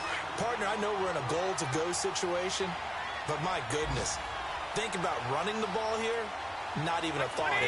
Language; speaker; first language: English; native; English